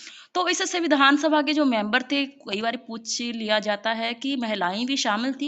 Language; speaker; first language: Hindi; non-native, local second language; Punjabi